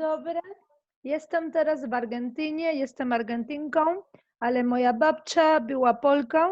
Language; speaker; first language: Polish; non-native, fluent; Spanish